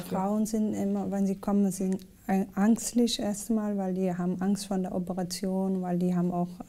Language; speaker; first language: German; non-native, learner; Somali